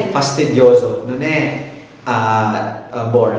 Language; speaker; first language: Italian; non-native, learner; English